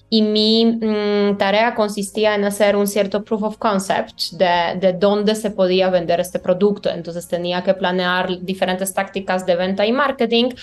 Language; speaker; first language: Spanish; non-native, fluent; Polish